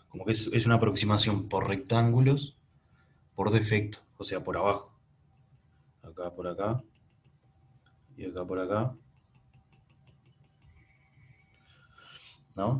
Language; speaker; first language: Spanish; native; Spanish